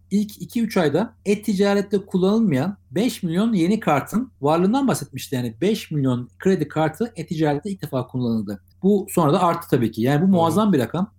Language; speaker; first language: Turkish; native; Turkish